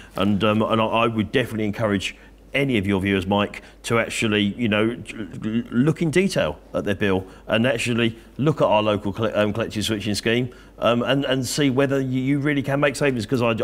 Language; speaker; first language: English; native; English